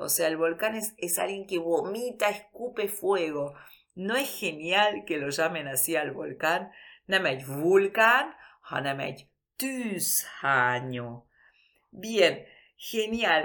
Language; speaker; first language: Spanish; early bilingual, heritage; Spanish